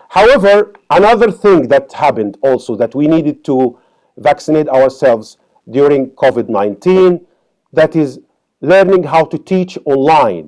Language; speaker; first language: English; non-native, fluent; Arabic